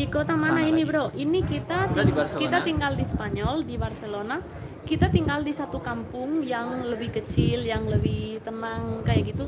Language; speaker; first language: Indonesian; non-native, fluent; Spanish